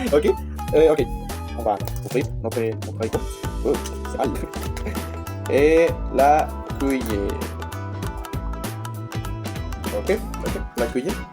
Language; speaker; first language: French; non-native, learner; Spanish